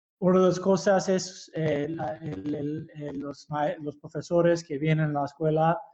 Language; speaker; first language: Spanish; early bilingual, heritage; Basque